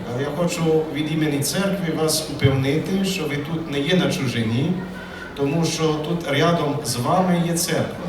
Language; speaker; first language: Ukrainian; early bilingual, heritage; Ukrainian